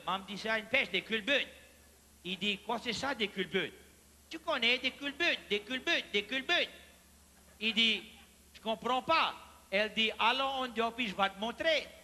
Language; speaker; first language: French; native; French